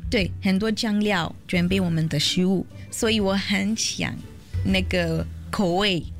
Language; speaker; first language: Chinese; non-native, learner; Portuguese